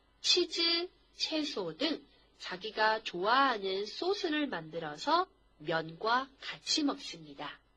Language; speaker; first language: Korean; non-native, fluent; Chinese